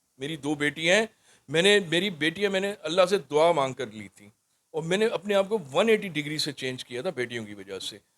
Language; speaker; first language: Urdu; non-native, local second language; Sindhi